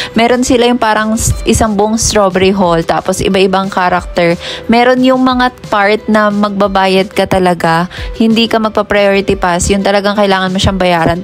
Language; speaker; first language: Filipino; native; Filipino